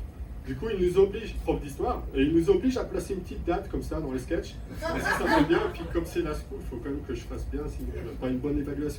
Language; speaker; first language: French; native; French